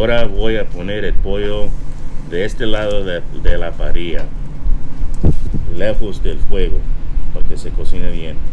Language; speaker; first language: Spanish; early bilingual, heritage; English